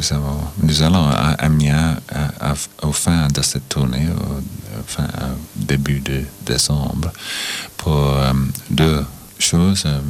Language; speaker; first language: French; non-native, learner; English